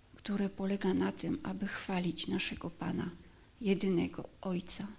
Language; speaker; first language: Polish; native; Polish